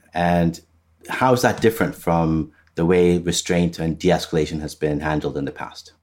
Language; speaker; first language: English; non-native, fluent; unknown